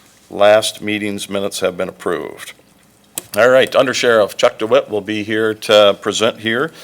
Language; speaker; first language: English; native; English